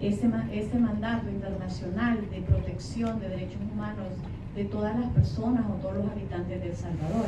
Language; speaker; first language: Spanish; native; Spanish